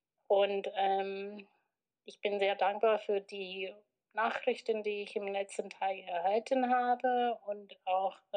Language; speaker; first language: German; non-native, fluent; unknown